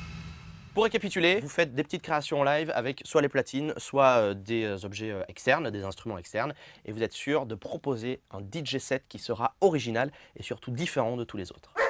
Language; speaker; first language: French; native; French